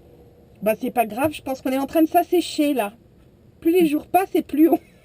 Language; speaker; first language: French; native; French